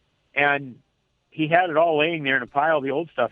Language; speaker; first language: English; native; English